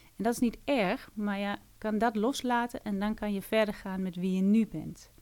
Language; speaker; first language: Dutch; non-native, fluent; Danish